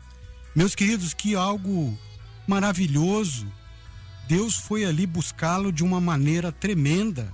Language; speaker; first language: Portuguese; native; Portuguese